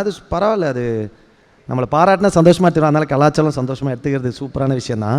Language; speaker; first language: Tamil; native; Tamil